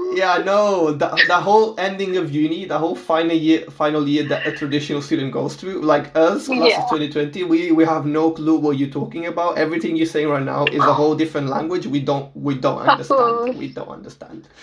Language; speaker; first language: English; non-native, fluent; Portuguese